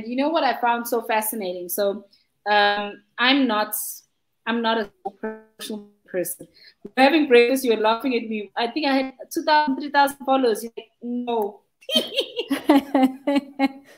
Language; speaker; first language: English; non-native, local second language; Zulu